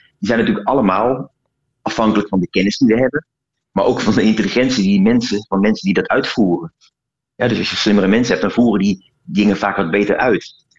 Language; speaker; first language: Dutch; native; Dutch